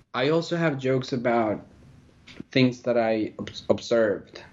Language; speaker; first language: English; non-native, fluent; Spanish